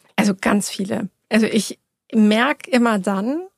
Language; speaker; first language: German; early bilingual, other home language; Persian